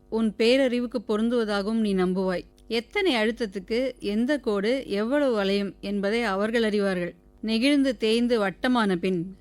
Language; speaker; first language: Tamil; native; Tamil